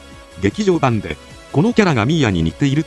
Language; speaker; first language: Japanese; native; Japanese